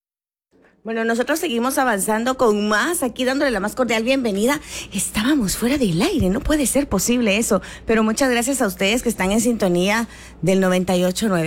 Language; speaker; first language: Spanish; native; Spanish